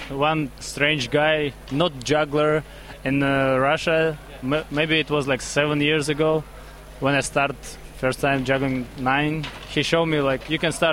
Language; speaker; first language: English; non-native, learner; Russian